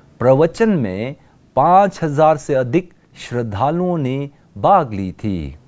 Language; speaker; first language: Hindi; non-native, local second language; Tibetan